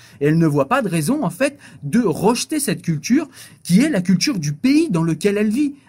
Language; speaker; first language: French; native; French